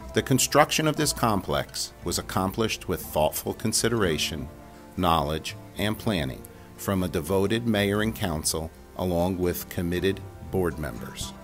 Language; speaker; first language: English; native; English